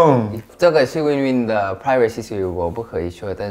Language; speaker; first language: Chinese; non-native, learner; Thai